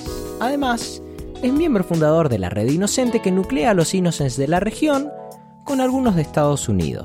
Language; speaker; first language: Spanish; native; Spanish